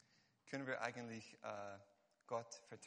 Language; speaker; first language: German; non-native, fluent; Hungarian